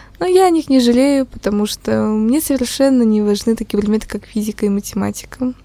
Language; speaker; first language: Russian; native; Russian